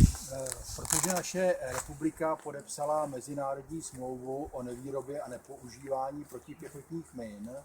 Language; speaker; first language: Czech; native; Czech